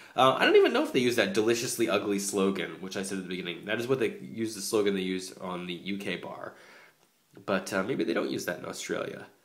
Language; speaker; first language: English; native; English